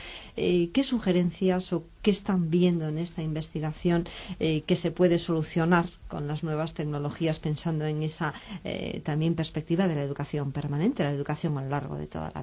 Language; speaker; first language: Spanish; native; Spanish